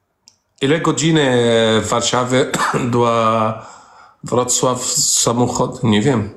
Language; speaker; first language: Polish; non-native, learner; Arabic